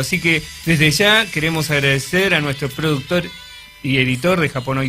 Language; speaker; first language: Spanish; native; Spanish